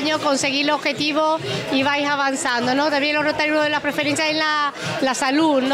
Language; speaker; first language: Spanish; native; Spanish